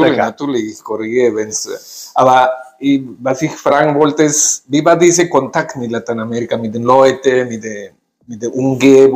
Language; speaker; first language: German; non-native, fluent; Spanish